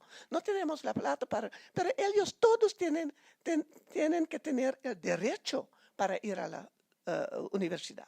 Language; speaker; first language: Spanish; non-native, fluent; Papiamento